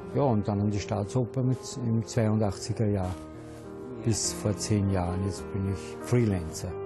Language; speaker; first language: German; native; German